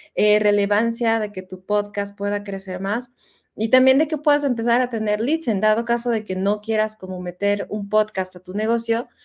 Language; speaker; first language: Spanish; native; Spanish